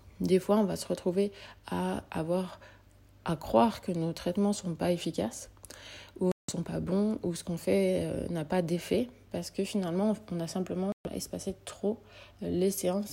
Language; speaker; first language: French; native; French